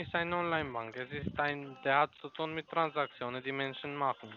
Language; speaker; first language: German; non-native, learner; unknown